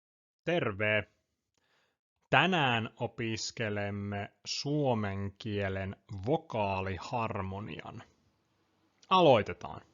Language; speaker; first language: Finnish; non-native, fluent; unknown